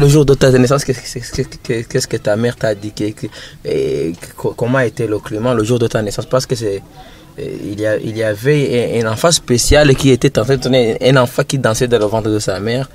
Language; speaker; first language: French; non-native, local second language; Rundi